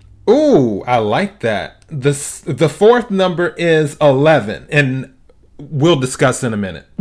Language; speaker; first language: English; native; English